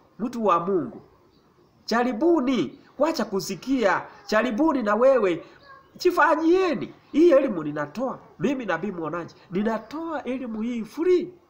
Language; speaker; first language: Swahili; non-native, local second language; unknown